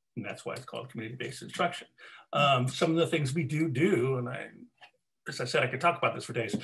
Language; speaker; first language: English; native; English